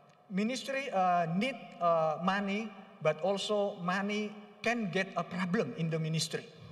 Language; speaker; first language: English; non-native, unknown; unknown